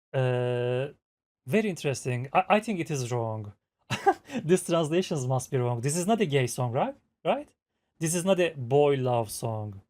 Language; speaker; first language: English; non-native, learner; Turkish